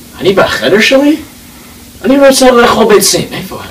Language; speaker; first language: Hebrew; non-native, learner; English